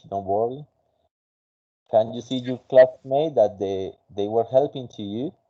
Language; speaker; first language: English; non-native, fluent; Spanish